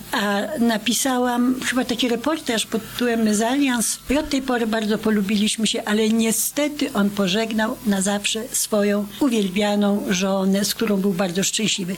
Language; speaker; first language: Polish; native; Polish